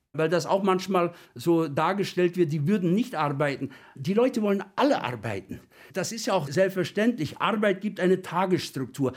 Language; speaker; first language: German; native; German